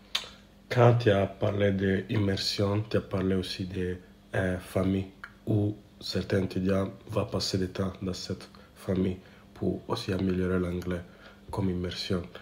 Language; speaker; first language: French; non-native, learner; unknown